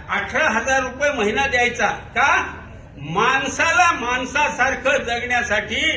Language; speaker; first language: Marathi; non-native, local second language; Urdu